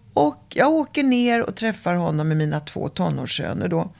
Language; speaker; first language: Swedish; early bilingual, other home language; Italian